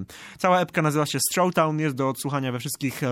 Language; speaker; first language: Polish; native; Polish